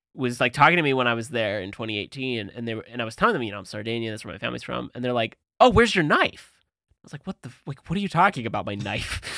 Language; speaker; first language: English; early bilingual, other home language; Italian